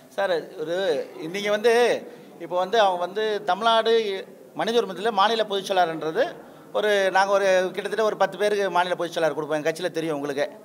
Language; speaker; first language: Tamil; native; Tamil